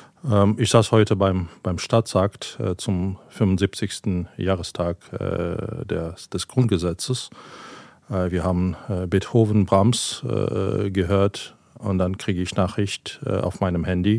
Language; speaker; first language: German; non-native, fluent; Ukrainian